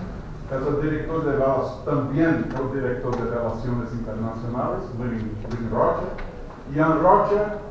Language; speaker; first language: Spanish; non-native, fluent; Portuguese